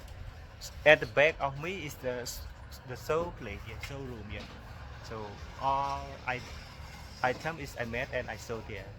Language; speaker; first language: English; non-native, learner; Khmer